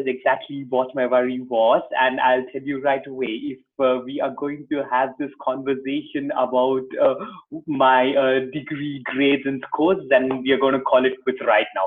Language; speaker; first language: English; non-native, local second language; Tamil